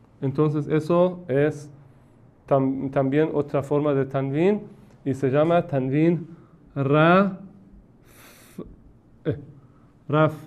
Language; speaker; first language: Spanish; non-native, fluent; Persian